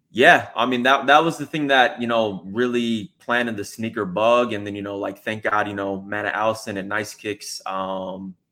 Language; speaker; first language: English; native; English